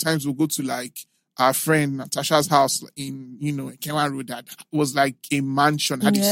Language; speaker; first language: English; non-native, local second language; Yoruba